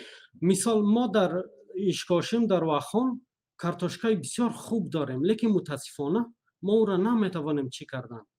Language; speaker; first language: Persian; non-native, local second language; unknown